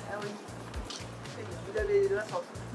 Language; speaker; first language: French; non-native, fluent; Japanese